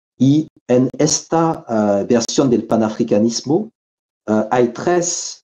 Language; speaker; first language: Spanish; non-native, fluent; French